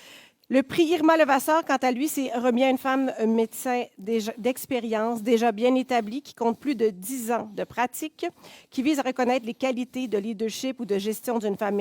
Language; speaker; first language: French; native; French